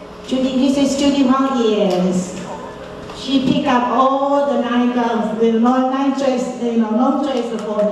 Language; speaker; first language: English; non-native, fluent; Chinese